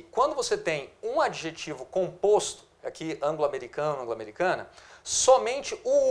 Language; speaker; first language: Portuguese; native; Portuguese